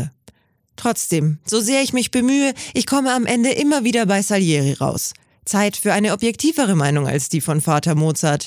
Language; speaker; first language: German; native; German